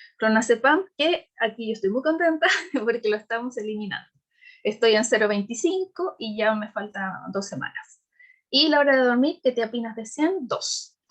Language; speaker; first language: Spanish; native; Spanish